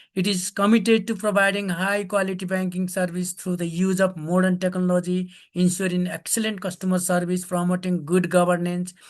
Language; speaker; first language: English; non-native, local second language; Nepali